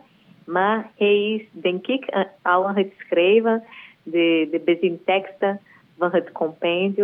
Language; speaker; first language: Dutch; non-native, learner; Portuguese